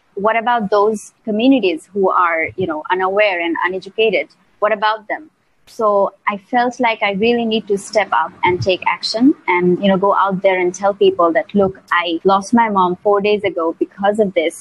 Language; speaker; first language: English; non-native, local second language; Bangla